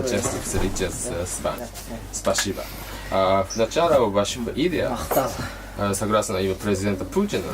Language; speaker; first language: Russian; non-native, learner; Japanese